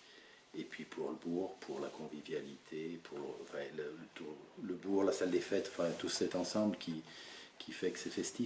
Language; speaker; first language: French; native; French